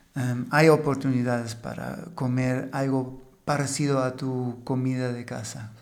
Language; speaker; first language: Spanish; non-native, fluent; German